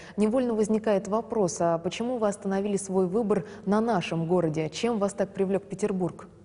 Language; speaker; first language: Russian; native; Russian